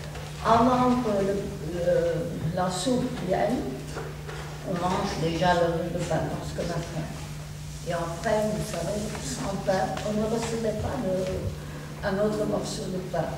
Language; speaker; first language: French; non-native, fluent; Czech